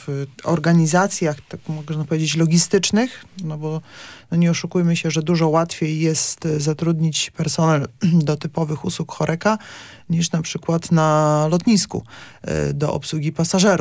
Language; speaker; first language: Polish; native; Polish